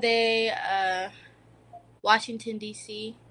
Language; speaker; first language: Spanish; non-native, learner; English